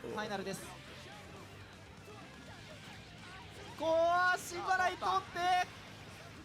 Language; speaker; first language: Japanese; native; Japanese